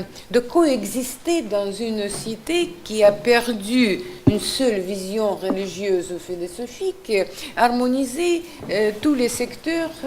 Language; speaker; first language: French; non-native, fluent; Russian